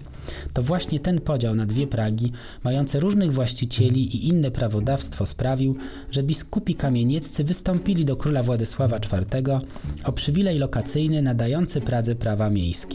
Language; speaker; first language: Polish; native; Polish